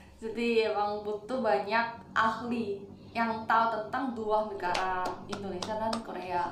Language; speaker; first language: Indonesian; non-native, fluent; Korean